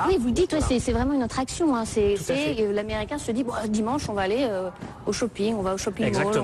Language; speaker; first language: French; native; French